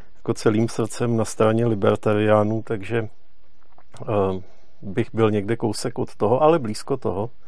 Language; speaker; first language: Czech; native; Czech